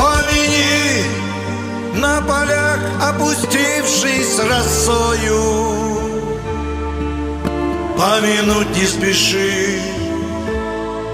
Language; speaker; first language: Russian; native; Russian